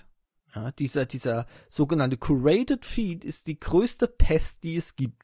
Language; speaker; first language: German; native; German